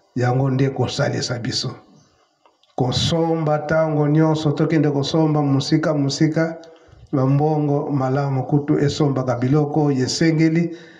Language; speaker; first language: Lingala; non-native, local second language; Kongo